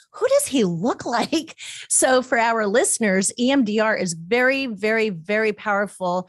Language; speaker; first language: English; native; English